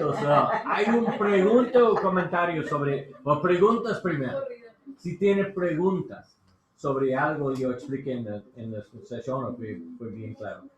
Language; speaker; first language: Spanish; non-native, learner; English